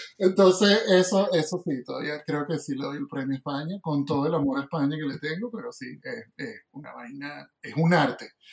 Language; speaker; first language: Spanish; native; Spanish